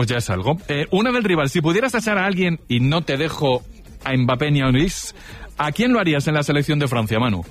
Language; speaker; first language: Spanish; native; Spanish